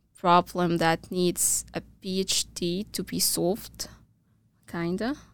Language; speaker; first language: English; non-native, fluent; Arabic